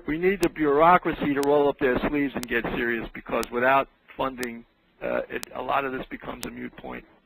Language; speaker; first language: English; native; English